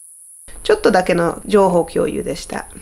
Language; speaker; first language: Japanese; non-native, fluent; Hungarian